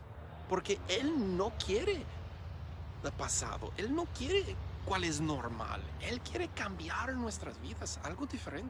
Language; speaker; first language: Spanish; non-native, learner; English